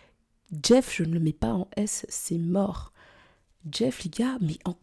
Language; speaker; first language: French; native; French